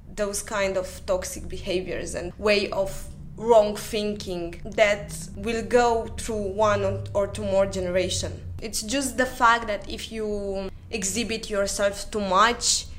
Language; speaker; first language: English; non-native, fluent; Romanian